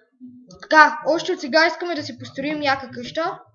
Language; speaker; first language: Bulgarian; native; Bulgarian